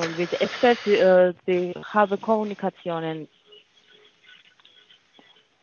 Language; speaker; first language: German; non-native, learner; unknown